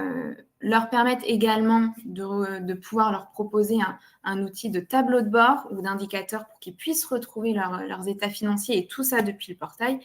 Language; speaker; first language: French; native; French